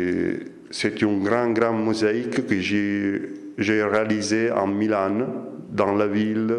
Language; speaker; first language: French; non-native, fluent; Italian